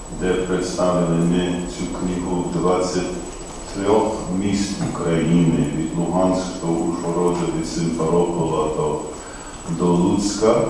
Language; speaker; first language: Ukrainian; early bilingual, heritage; Ukrainian